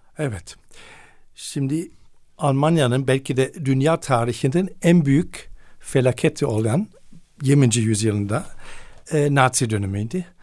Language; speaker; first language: Turkish; non-native, fluent; German